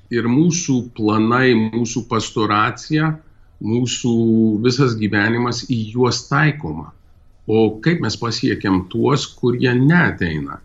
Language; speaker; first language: Lithuanian; early bilingual, heritage; Lithuanian